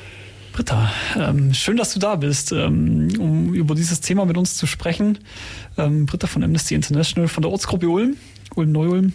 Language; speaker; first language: German; native; German